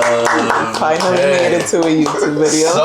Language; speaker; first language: English; native; English